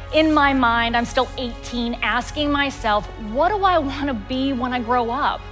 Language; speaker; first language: English; native; English